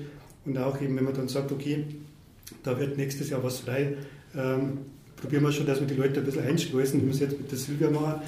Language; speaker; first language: German; native; German